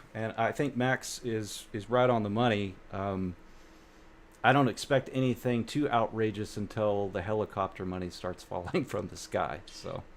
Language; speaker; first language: English; native; English